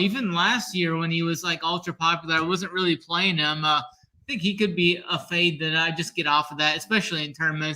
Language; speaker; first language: English; native; English